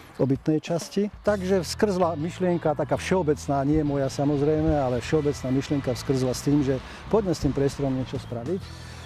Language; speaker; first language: Slovak; native; Slovak